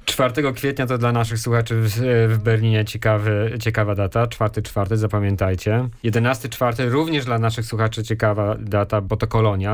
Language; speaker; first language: Polish; native; Polish